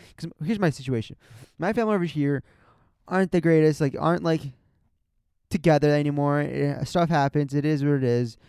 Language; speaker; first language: English; early bilingual, other home language; Spanish